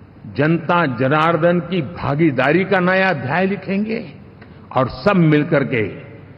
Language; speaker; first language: Hindi; non-native, local second language; Gujarati